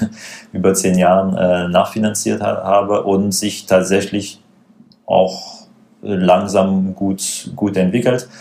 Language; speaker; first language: German; non-native, fluent; French